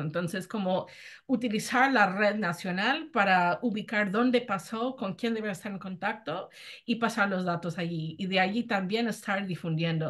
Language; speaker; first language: Spanish; non-native, fluent; English